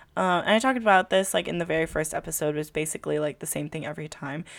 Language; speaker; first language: English; early bilingual, other home language; Filipino